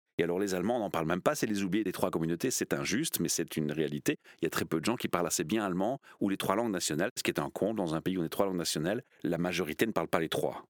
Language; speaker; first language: French; native; French